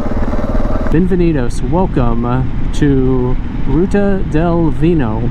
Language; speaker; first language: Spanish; non-native, learner; English